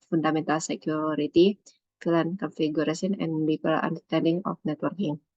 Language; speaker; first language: English; non-native, learner; Indonesian